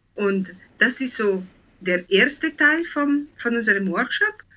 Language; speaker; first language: German; non-native, fluent; Italian